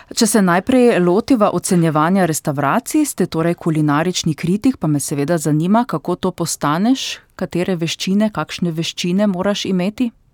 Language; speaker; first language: Slovenian; native; Slovenian